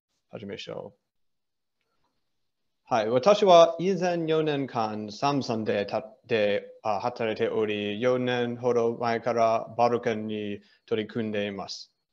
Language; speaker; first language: Japanese; non-native, learner; English